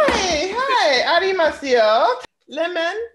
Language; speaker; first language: Japanese; non-native, learner; English